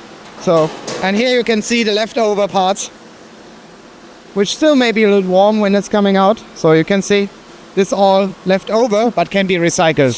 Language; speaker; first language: English; non-native, fluent; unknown